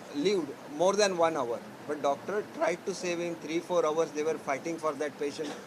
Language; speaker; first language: English; non-native, local second language; Marathi